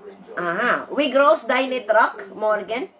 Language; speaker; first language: German; non-native, learner; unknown